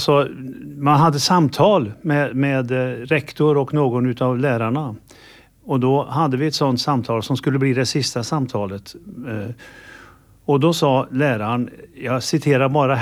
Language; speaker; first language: Swedish; native; Swedish